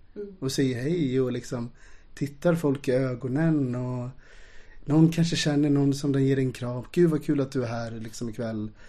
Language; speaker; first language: Swedish; native; Swedish